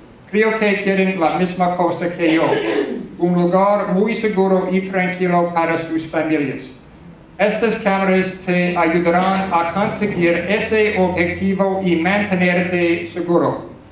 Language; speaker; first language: Spanish; non-native, learner; English